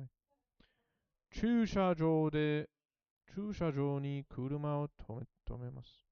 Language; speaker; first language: Japanese; non-native, learner; English